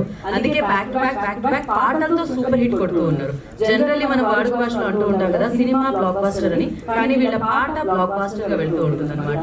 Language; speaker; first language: Telugu; native; Telugu